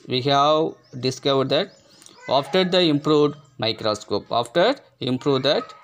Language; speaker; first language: English; non-native, local second language; Tamil